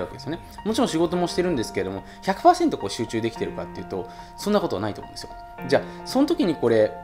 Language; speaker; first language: Japanese; native; Japanese